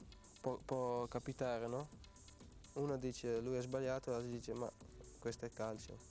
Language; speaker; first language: Italian; non-native, fluent; Dutch